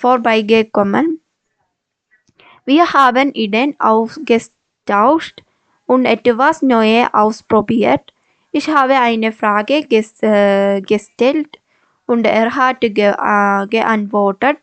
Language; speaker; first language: German; non-native, learner; Malayalam